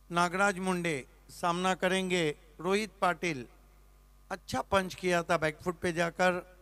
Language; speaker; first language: Hindi; non-native, local second language; Marathi